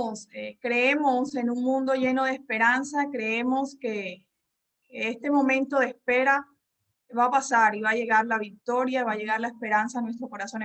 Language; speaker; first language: Spanish; native; Spanish